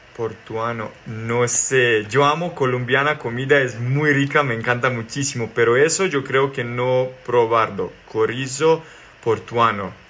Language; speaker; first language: Spanish; non-native, learner; Serbian